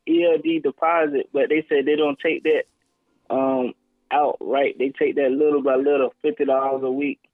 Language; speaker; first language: English; native; English